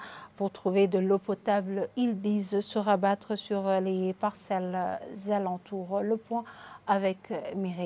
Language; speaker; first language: French; non-native, local second language; Rundi